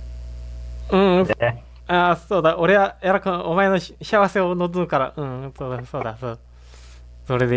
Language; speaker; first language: Japanese; native; Japanese